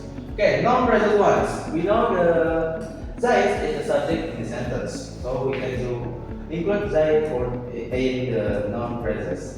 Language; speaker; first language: English; non-native, learner; Indonesian